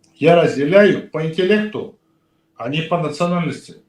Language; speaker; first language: Russian; native; Russian